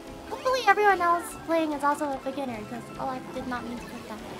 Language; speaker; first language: English; native; English